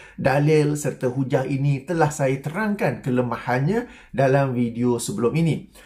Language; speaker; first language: Malay; native; Malay